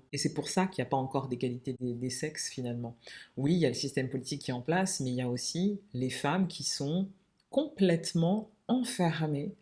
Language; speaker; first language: French; native; French